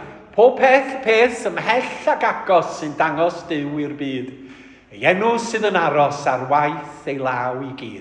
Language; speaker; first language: Welsh; native; Welsh